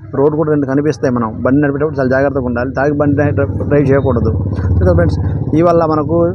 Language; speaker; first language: Telugu; non-native, local second language; Odia